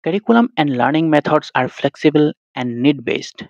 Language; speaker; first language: English; non-native, local second language; Assamese